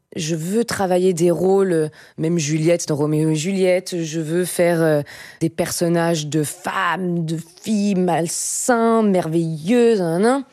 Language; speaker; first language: French; native; French